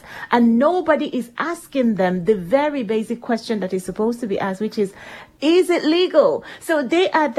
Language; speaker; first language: English; non-native, local second language; Igbo